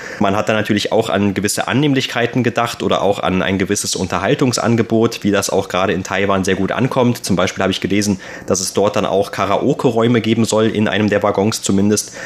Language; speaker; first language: German; native; German